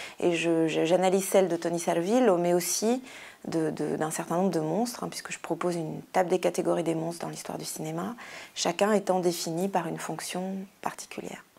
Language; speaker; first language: French; native; French